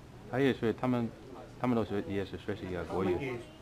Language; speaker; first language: Chinese; non-native, fluent; English